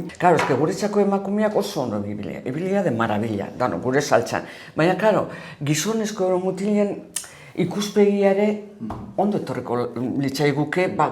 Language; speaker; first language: Basque; native; Basque